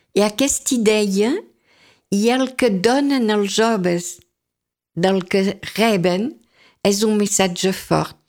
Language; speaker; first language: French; native; French